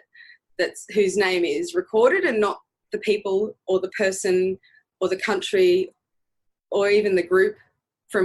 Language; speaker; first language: English; native; English